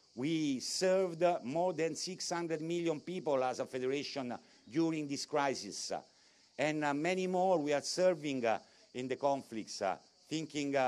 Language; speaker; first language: English; non-native, fluent; Italian